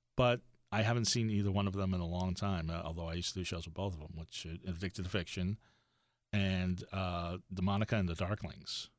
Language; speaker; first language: English; native; English